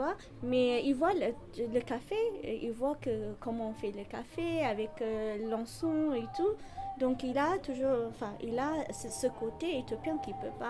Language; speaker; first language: French; non-native, fluent; Amharic